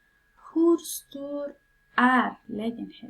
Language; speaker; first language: Swedish; non-native, fluent; Persian